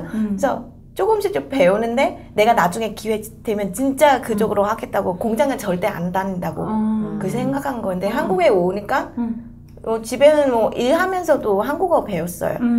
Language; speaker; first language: Korean; non-native, fluent; Vietnamese